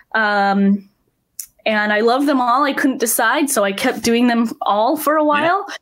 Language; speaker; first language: English; native; English